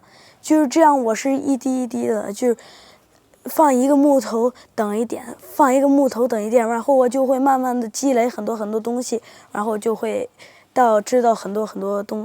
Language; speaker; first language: Chinese; early bilingual, heritage; Spanish